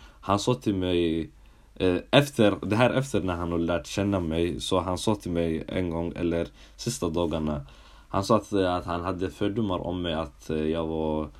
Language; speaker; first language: Swedish; early bilingual, other home language; Somali